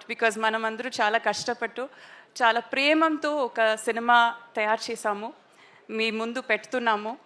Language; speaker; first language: Telugu; non-native, local second language; Tamil